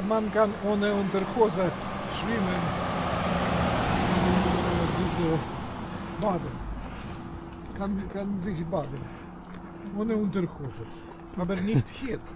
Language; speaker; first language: German; non-native, learner; Russian